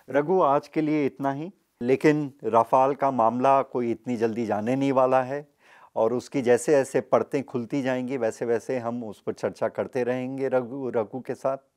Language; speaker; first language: Hindi; native; Hindi